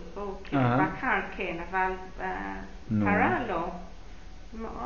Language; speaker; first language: Hebrew; non-native, fluent; English